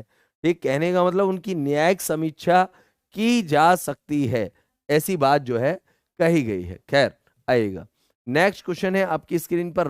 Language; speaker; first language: Hindi; native; Hindi